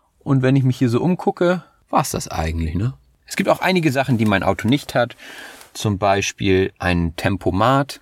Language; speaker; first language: German; native; German